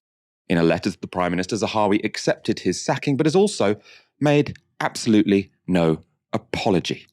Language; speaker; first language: English; native; English